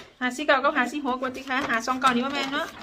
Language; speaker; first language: Thai; non-native, local second language; Northeastern Thai